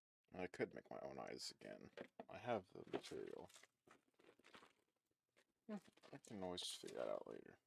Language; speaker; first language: English; native; English